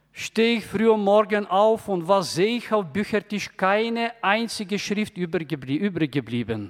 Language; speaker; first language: German; non-native, fluent; Bulgarian